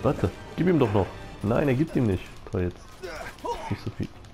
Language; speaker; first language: German; native; German